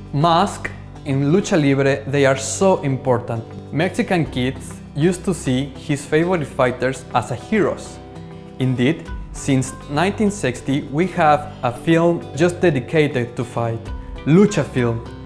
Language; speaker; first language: English; non-native, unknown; Spanish